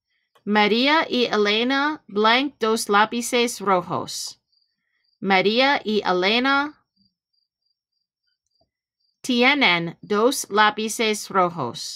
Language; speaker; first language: Spanish; non-native, fluent; English